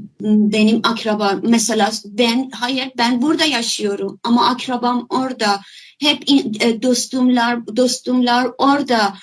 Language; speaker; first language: Turkish; non-native, fluent; Persian